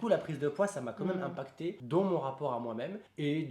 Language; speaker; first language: French; native; French